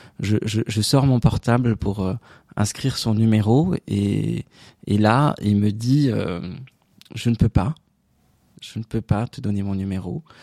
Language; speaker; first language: French; non-native, local second language; Arabic